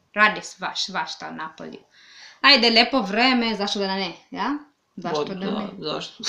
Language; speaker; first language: Serbian; non-native, learner; Swahili